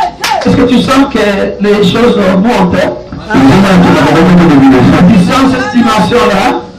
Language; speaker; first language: French; non-native, local second language; Lingala